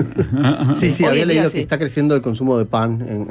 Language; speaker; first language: Spanish; native; Spanish